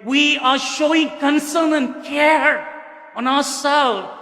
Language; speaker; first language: English; non-native, local second language; Tamil